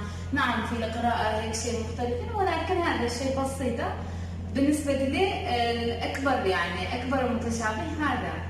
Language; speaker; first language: Arabic; non-native, learner; Turkish